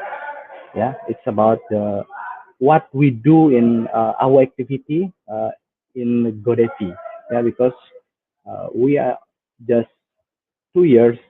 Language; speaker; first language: English; non-native, fluent; Indonesian